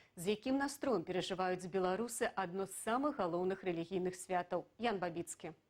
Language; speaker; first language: Belarusian; native; Belarusian